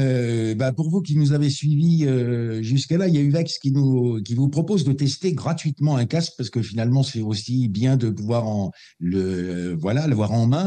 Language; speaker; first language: French; native; French